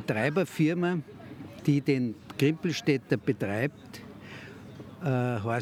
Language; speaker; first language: German; native; German